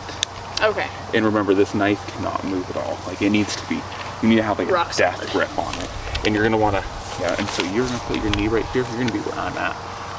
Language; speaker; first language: English; native; English